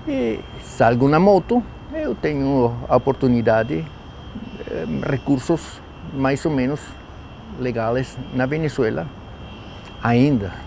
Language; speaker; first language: Portuguese; non-native, learner; Spanish